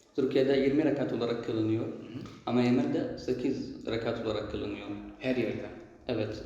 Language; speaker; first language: Turkish; non-native, learner; Arabic